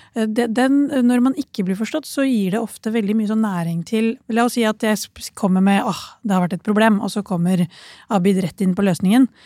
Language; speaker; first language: Norwegian; early bilingual, other home language; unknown